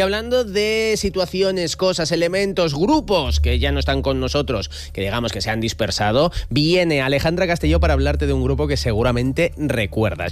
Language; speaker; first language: Spanish; native; Spanish